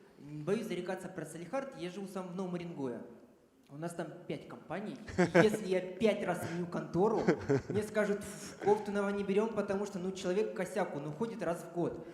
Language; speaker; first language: Russian; native; Russian